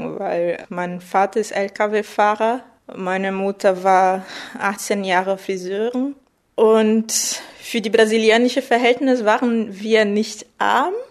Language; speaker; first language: German; non-native, fluent; Portuguese